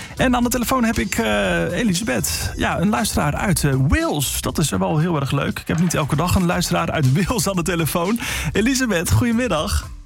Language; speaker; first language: Dutch; native; Dutch